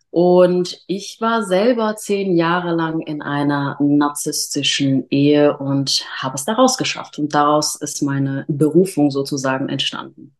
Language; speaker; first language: German; early bilingual, other home language; Arabic